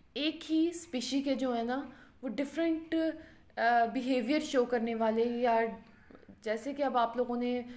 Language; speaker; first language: Urdu; non-native, local second language; Punjabi